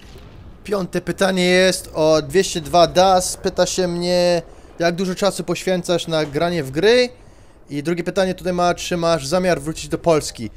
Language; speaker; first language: Polish; early bilingual, heritage; Polish